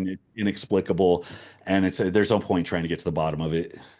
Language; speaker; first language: English; native; English